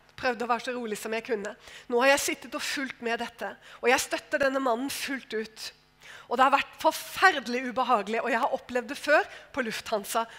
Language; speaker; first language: Norwegian; native; Norwegian